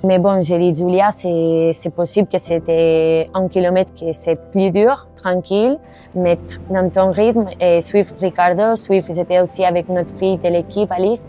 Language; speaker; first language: French; non-native, learner; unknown